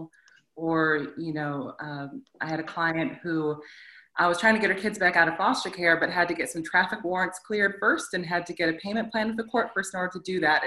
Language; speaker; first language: English; native; English